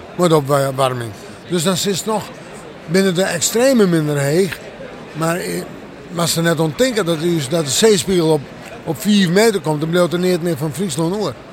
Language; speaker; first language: Dutch; non-native, local second language; Western Frisian